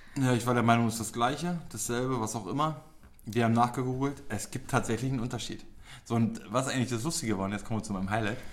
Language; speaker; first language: German; early bilingual, other home language; Polish